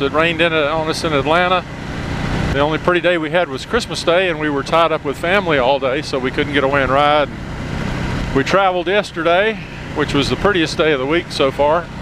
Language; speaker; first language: English; native; English